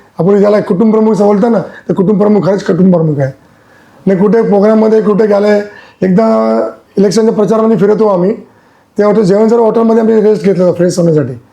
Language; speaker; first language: Marathi; non-native, local second language; Gujarati